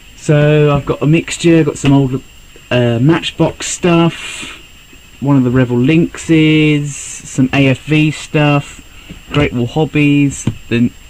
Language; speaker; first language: English; native; English